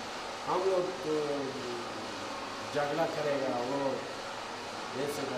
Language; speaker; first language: Hindi; non-native, learner; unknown